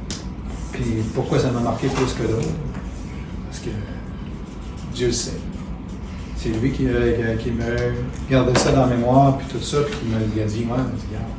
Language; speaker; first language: French; native; French